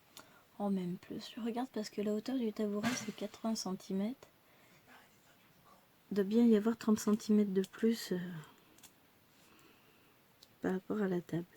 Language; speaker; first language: French; native; French